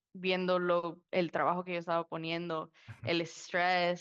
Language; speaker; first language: Spanish; early bilingual, heritage; Spanish